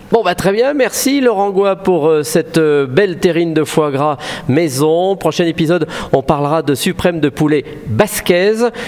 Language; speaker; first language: French; native; French